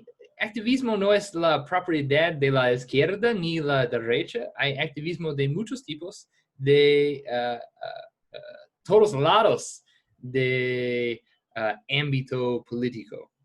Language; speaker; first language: Spanish; non-native, fluent; English